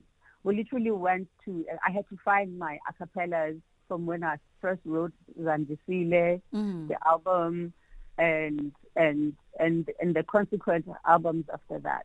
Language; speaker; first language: English; non-native, local second language; Xhosa